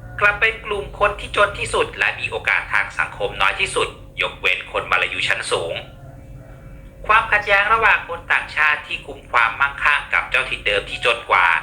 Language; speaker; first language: Thai; native; Thai